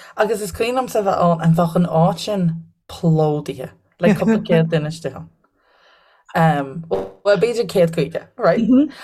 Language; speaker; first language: Irish; native; Irish